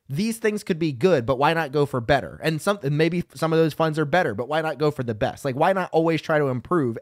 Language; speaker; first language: English; native; English